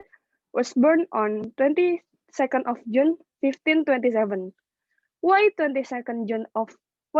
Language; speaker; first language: English; non-native, local second language; Indonesian